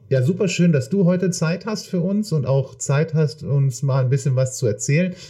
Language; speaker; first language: German; native; German